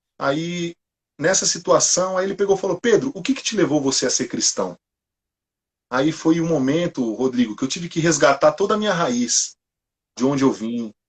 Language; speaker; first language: Portuguese; native; Portuguese